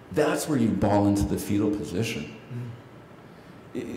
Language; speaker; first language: English; native; English